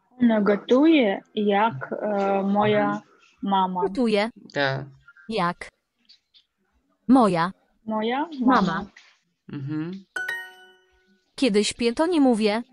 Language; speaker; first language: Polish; non-native, learner; Russian